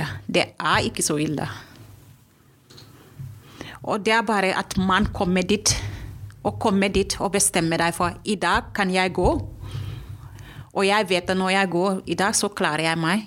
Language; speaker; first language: Norwegian; non-native, fluent; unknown